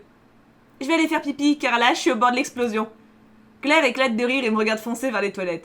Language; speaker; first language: French; native; French